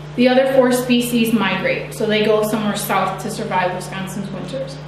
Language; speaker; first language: English; native; English